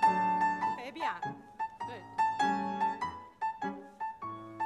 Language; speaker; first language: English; non-native, learner; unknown